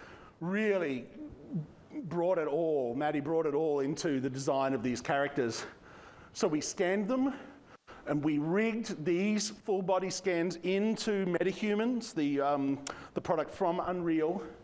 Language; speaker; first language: English; native; English